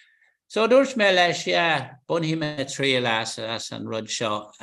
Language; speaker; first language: Irish; non-native, local second language; English